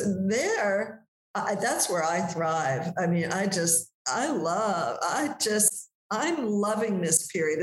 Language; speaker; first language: English; native; English